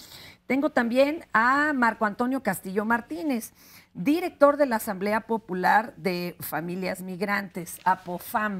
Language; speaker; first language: Spanish; native; Spanish